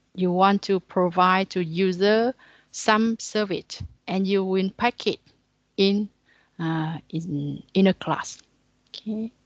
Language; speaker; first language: English; non-native, learner; Vietnamese